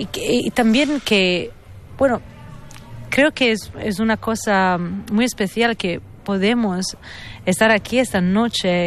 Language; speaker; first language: Spanish; non-native, fluent; Italian